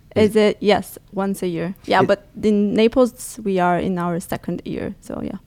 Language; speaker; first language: English; non-native, fluent; Portuguese